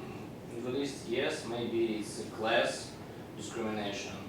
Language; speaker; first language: English; non-native, learner; Russian